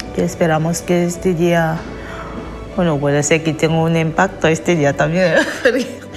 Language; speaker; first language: Spanish; non-native, learner; French